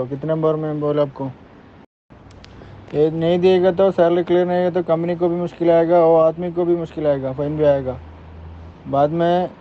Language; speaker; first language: Hindi; non-native, learner; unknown